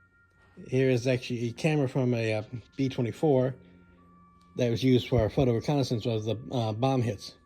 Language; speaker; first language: English; native; English